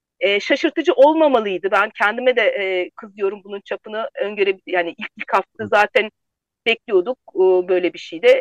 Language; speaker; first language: Turkish; native; Turkish